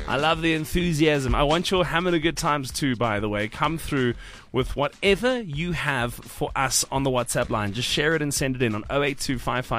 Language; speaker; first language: English; native; English